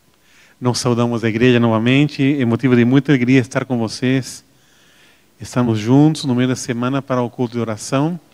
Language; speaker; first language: Portuguese; native; Portuguese